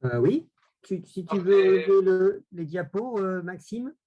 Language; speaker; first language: French; native; French